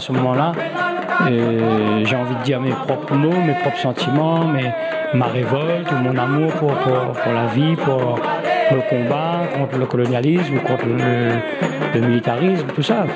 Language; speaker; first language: French; non-native, local second language; Réunion Creole French